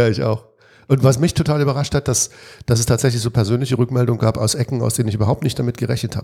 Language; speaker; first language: German; native; German